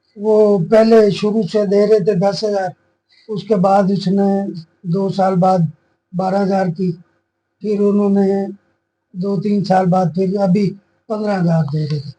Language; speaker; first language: Urdu; non-native, local second language; Punjabi